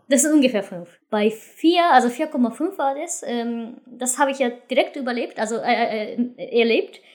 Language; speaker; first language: German; non-native, fluent; Japanese